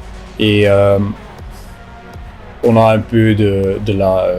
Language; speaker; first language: French; non-native, local second language; Dutch